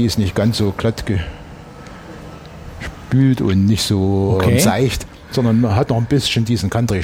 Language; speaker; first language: German; native; German